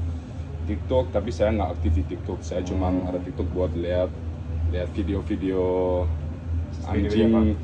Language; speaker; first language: Indonesian; early bilingual, heritage; Dutch